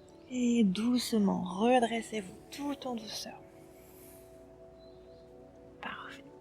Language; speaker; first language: French; native; French